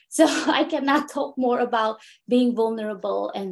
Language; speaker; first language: English; non-native, fluent; Bulgarian